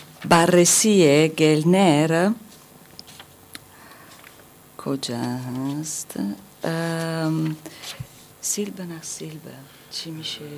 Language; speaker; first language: Persian; non-native, learner; German